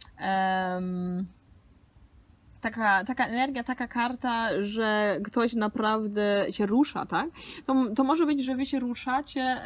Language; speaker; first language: Polish; early bilingual, heritage; Polish